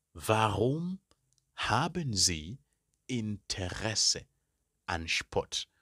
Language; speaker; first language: German; non-native, fluent; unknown